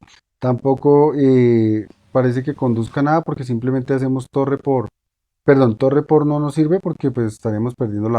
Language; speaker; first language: Spanish; native; Spanish